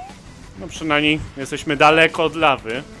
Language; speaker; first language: Polish; native; Polish